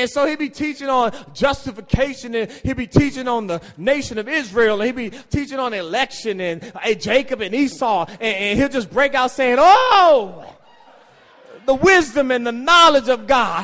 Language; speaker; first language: English; native; English